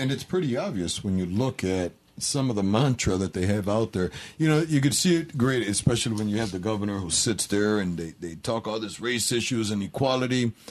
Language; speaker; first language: English; native; English